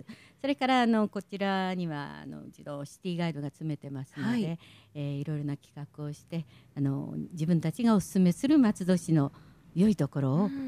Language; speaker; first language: Japanese; native; Japanese